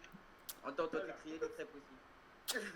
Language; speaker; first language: French; native; French